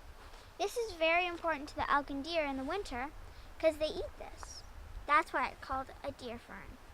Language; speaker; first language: English; native; English